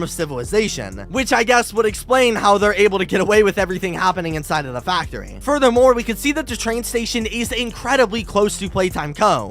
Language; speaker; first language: English; native; English